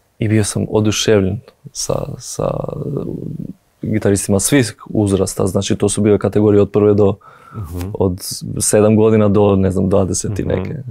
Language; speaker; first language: Croatian; non-native, fluent; Albanian